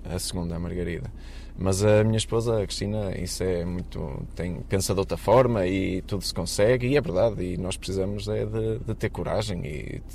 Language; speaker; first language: Portuguese; native; Portuguese